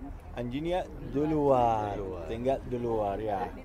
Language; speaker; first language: Indonesian; non-native, learner; Arabic